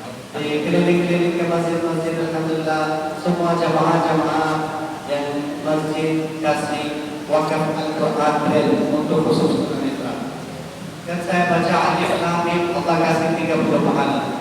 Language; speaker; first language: Indonesian; non-native, learner; Urdu